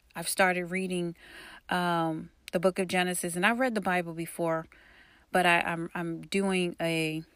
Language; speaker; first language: English; early bilingual, other home language; Haitian Creole